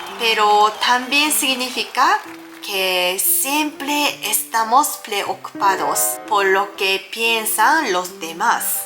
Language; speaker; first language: Spanish; non-native, learner; Japanese